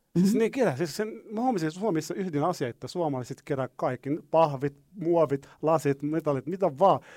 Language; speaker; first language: Finnish; non-native, learner; Arabic